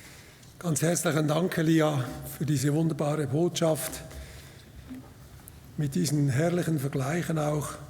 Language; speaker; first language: German; native; German